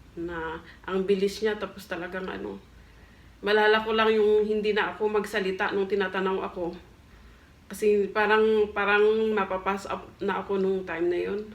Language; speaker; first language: Filipino; non-native, local second language; Cebuano